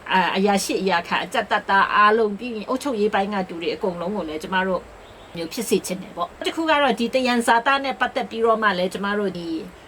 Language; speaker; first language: Burmese; non-native, local second language; Kachin